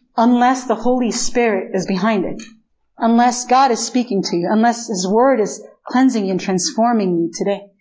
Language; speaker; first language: English; non-native, fluent; Spanish